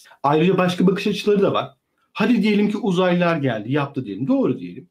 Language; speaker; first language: Turkish; native; Turkish